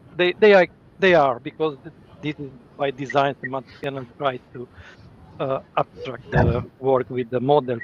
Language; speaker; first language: English; non-native, fluent; Romanian